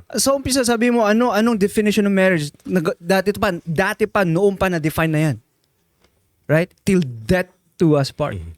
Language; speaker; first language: Filipino; native; Filipino